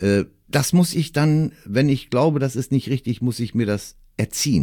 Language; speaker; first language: German; native; German